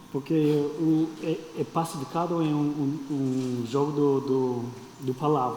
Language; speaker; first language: Portuguese; non-native, fluent; English